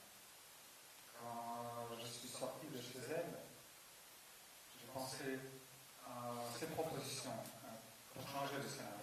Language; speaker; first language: French; non-native, fluent; Estonian